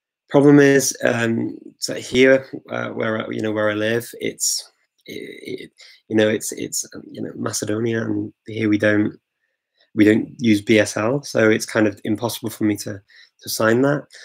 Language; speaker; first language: English; native; English